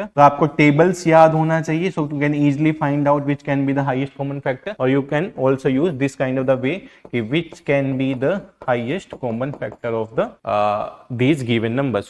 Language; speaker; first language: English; non-native, local second language; Hindi